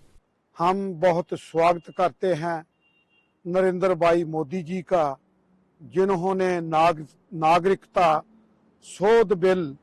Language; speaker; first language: Hindi; non-native, local second language; Punjabi